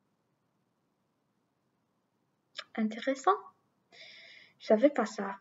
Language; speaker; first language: French; non-native, learner; English